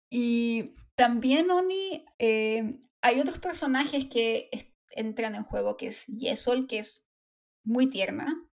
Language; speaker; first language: Spanish; native; Spanish